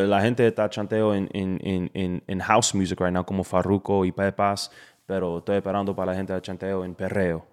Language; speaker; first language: Spanish; non-native, learner; English